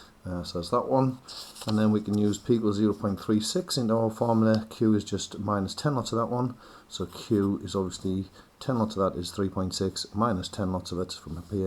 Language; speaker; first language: English; native; English